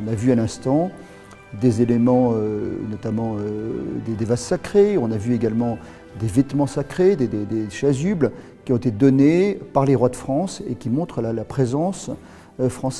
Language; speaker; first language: French; native; French